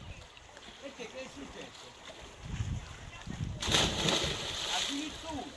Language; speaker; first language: Italian; native; Italian